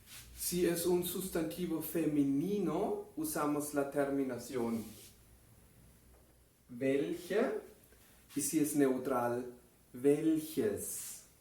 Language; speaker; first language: Spanish; non-native, fluent; German